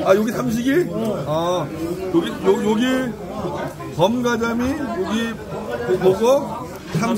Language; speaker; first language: Korean; native; Korean